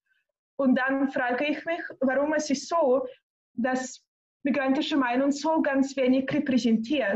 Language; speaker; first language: German; non-native, fluent; Russian